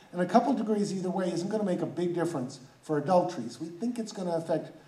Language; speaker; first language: English; native; English